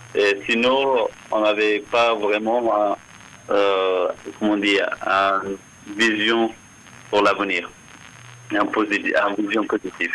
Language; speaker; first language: French; non-native, fluent; Persian